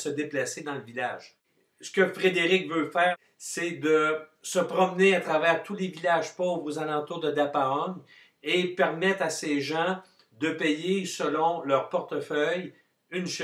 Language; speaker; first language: French; native; French